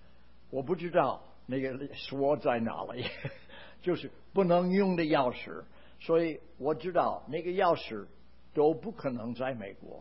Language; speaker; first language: Chinese; non-native, fluent; English